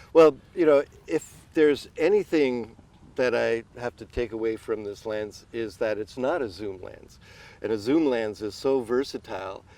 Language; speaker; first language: English; native; English